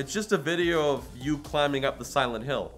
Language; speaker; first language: English; native; English